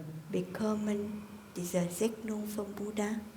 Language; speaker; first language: German; non-native, fluent; Vietnamese